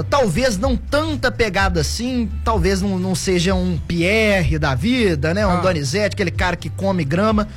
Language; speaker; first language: Portuguese; native; Portuguese